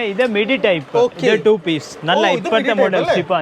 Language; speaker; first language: Malayalam; non-native, local second language; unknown